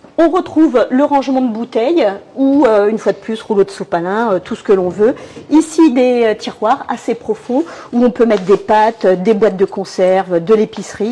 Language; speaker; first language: French; native; French